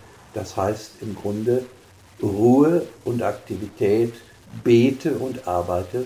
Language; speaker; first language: German; native; German